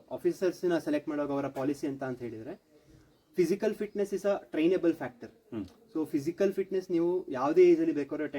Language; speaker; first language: Kannada; native; Kannada